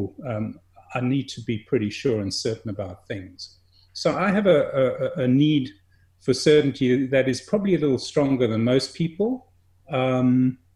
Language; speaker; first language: English; native; English